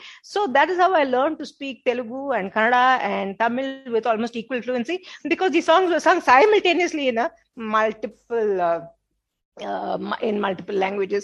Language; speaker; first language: English; non-native, local second language; Telugu